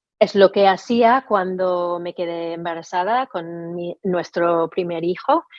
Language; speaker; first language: Spanish; non-native, fluent; English